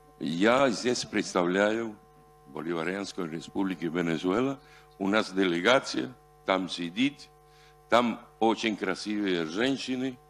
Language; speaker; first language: Russian; non-native, fluent; Spanish